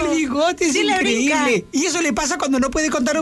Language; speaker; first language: Spanish; native; Spanish